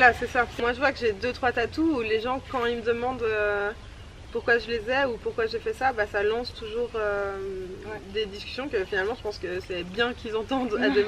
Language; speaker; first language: French; native; French